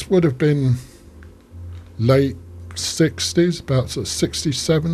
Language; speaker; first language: English; native; English